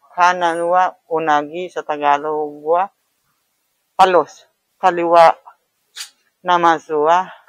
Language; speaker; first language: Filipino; native; Filipino